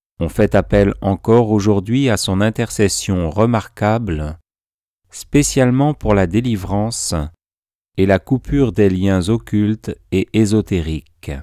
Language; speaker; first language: French; native; French